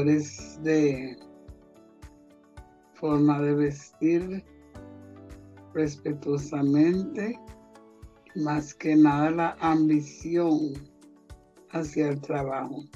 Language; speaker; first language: Spanish; non-native, local second language; Jamaican Creole English